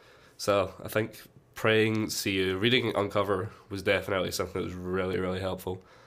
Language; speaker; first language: English; native; English